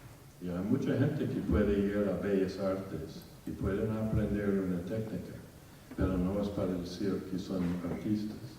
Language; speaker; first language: Spanish; non-native, fluent; English